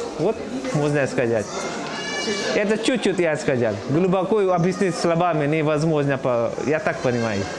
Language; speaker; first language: Russian; non-native, learner; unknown